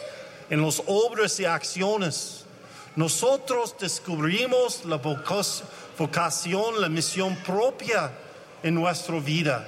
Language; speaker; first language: Spanish; non-native, learner; English